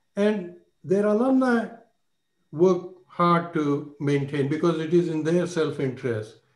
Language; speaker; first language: English; non-native, local second language; Marathi